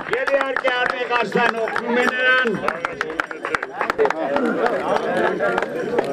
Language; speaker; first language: Armenian; native; Armenian